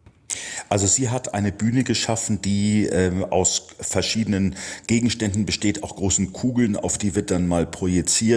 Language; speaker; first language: German; native; German